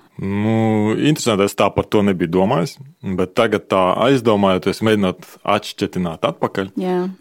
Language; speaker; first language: Latvian; non-native, local second language; Russian